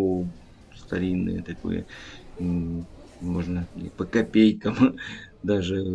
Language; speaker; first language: Russian; native; Russian